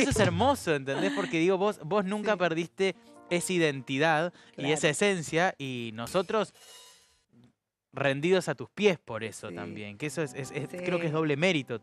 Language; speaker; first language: Spanish; native; Spanish